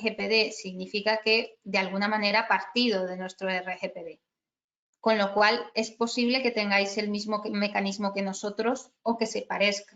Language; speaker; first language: Spanish; native; Spanish